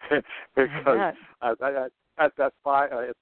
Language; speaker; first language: English; native; English